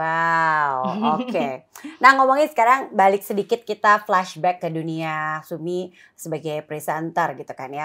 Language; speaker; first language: Indonesian; native; Indonesian